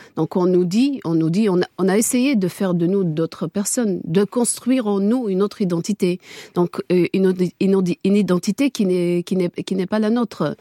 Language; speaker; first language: French; non-native, local second language; Kabyle